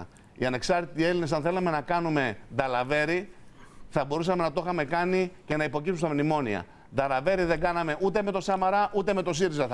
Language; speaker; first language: Greek; native; Greek